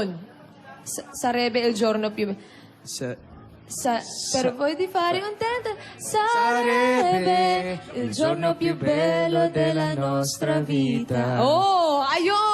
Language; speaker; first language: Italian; non-native, learner; Filipino